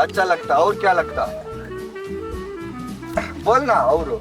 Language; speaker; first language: Hindi; non-native, local second language; Kannada